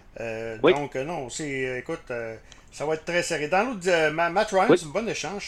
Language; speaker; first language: French; native; French